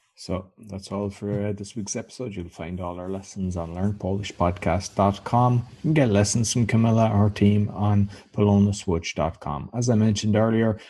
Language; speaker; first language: English; native; English